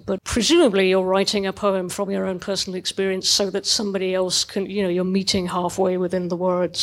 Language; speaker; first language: English; native; English